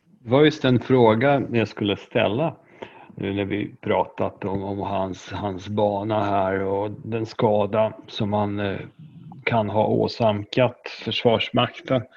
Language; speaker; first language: Swedish; non-native, fluent; Polish